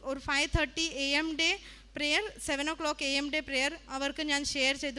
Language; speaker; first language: Malayalam; early bilingual, heritage; Malayalam